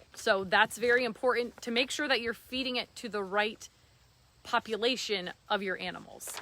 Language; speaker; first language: English; native; English